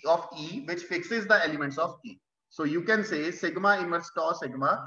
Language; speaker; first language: English; non-native, local second language; Punjabi